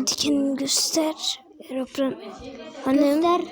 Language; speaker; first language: Turkish; native; Turkish